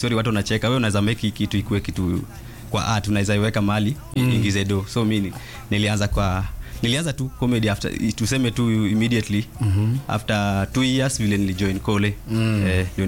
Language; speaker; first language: Swahili; non-native, local second language; Luo (Kenya and Tanzania)